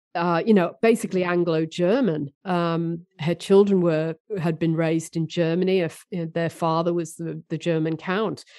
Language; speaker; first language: English; native; English